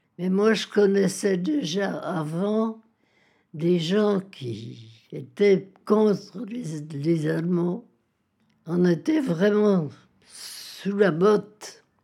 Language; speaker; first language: French; native; French